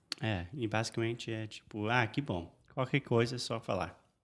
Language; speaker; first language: Portuguese; non-native, fluent; English